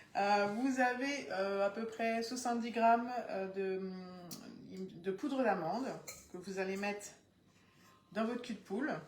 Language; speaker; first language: French; native; French